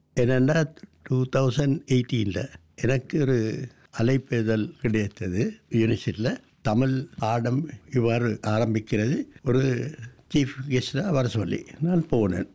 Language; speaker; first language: Tamil; non-native, local second language; Sinhala